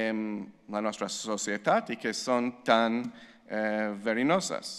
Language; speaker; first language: Catalan; non-native, fluent; English